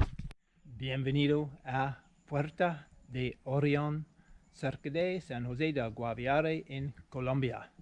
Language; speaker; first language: Spanish; non-native, learner; English